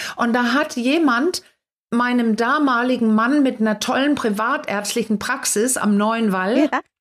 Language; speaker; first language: German; non-native, fluent; Danish